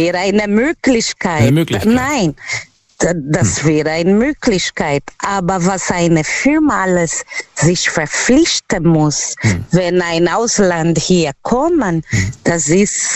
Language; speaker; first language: German; non-native, learner; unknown